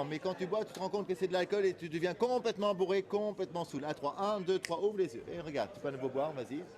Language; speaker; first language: French; native; French